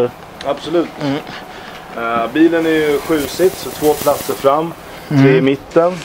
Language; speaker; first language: Swedish; native; Swedish